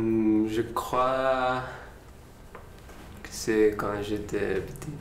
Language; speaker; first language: French; non-native, learner; Spanish